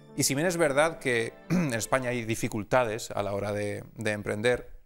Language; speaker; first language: Spanish; native; Spanish